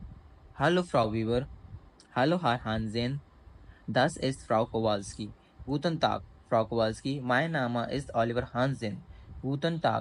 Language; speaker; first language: German; non-native, learner; Hindi